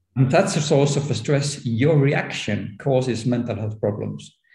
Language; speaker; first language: English; non-native, fluent; Estonian